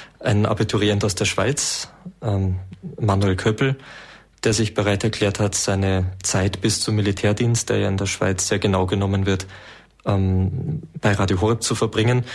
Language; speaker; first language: German; native; German